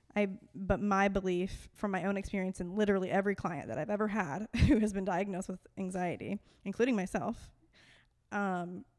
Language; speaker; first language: English; native; English